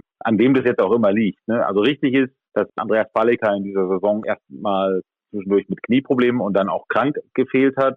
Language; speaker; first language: German; native; German